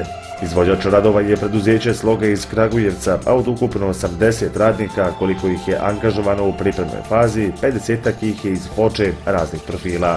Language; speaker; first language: Bosnian; native; Bosnian